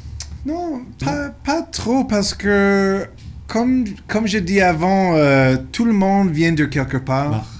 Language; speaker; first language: French; non-native, local second language; English